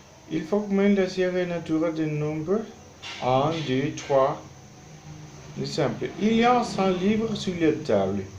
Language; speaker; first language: French; non-native, learner; Spanish